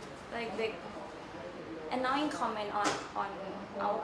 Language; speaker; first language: English; non-native, learner; Thai